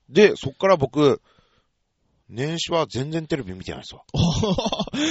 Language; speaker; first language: Japanese; native; Japanese